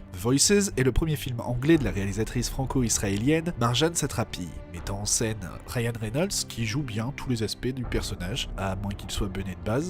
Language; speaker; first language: French; native; French